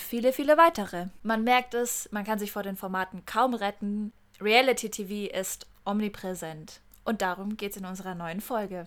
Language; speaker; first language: German; native; German